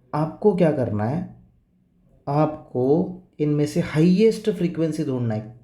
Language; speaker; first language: Hindi; non-native, local second language; Marathi